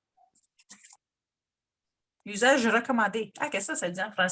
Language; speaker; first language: French; native; French